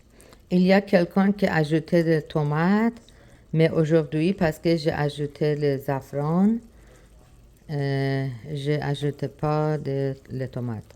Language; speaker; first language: French; non-native, learner; Persian